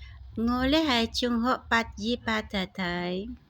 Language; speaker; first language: Cantonese; non-native, learner; Indonesian